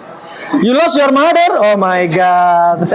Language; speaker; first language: English; non-native, fluent; Indonesian